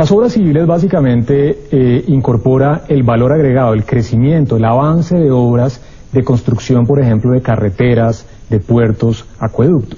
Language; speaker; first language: Spanish; native; Spanish